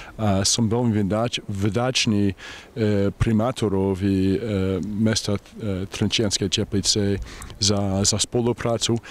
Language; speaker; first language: Slovak; non-native, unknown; English